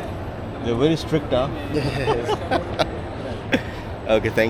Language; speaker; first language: English; non-native, local second language; Urdu